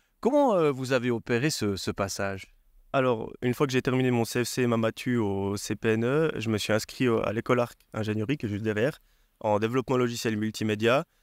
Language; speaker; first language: French; native; French